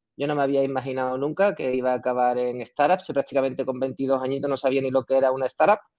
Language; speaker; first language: Spanish; native; Spanish